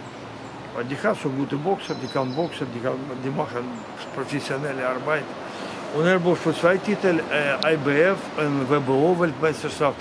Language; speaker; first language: German; non-native, learner; Russian